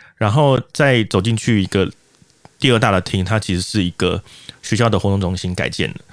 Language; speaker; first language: Chinese; native; Chinese